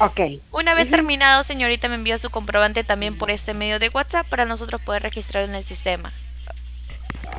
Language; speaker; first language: Spanish; native; Spanish